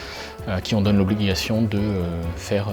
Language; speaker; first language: French; native; French